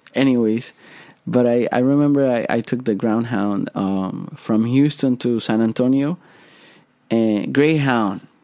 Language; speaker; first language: English; non-native, fluent; Spanish